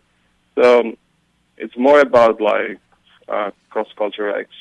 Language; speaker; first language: English; non-native, local second language; Eastern Tamang